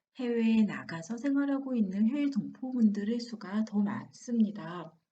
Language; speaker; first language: Korean; native; Korean